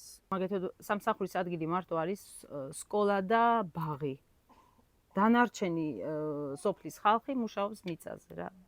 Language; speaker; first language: Georgian; non-native, local second language; Armenian